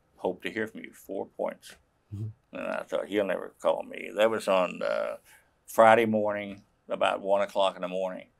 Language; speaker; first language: English; native; English